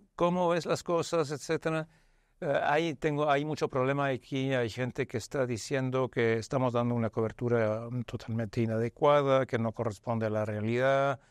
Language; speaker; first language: Spanish; non-native, fluent; Arabic